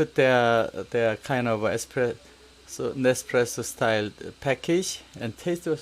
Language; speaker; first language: English; non-native, learner; Korean